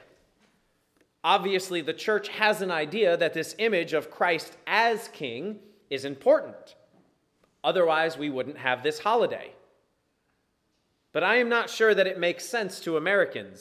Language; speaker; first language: English; native; English